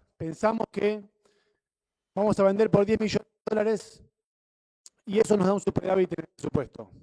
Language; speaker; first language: Spanish; native; Spanish